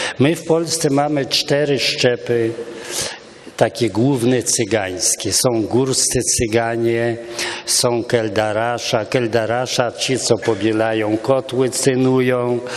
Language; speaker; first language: Polish; non-native, local second language; Romany